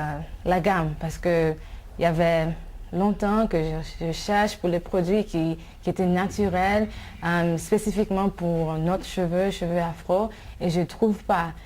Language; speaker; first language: French; non-native, fluent; English